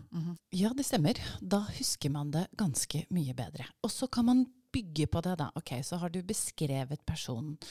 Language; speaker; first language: Norwegian; native; Norwegian